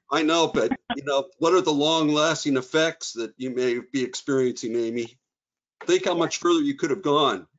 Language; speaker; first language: English; native; English